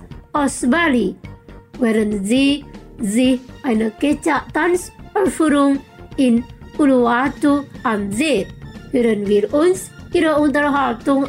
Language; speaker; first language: German; non-native, fluent; Indonesian